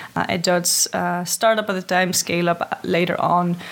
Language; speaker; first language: English; non-native, fluent; Greek